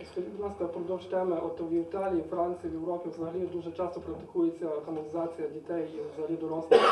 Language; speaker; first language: Ukrainian; native; Ukrainian